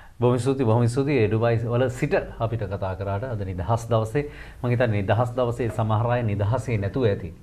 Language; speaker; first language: Sinhala; native; Sinhala